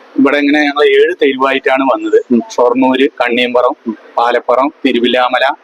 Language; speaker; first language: Malayalam; non-native, local second language; Tamil